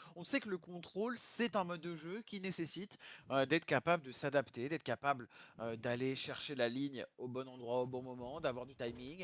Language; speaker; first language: French; native; French